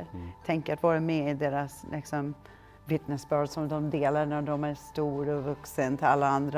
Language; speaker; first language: Swedish; non-native, fluent; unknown